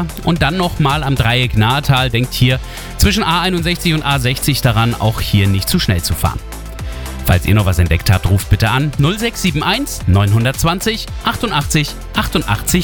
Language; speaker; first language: German; native; German